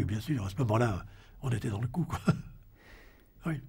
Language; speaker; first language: French; native; French